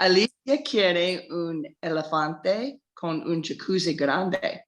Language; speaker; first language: Spanish; non-native, learner; English